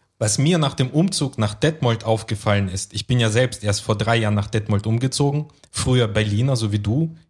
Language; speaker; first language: German; early bilingual, other home language; Russian